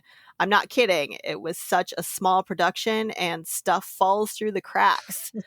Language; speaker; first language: English; native; English